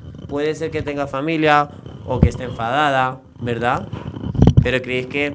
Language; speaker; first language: Spanish; native; Spanish